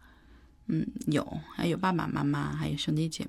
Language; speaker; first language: Chinese; non-native, fluent; Thai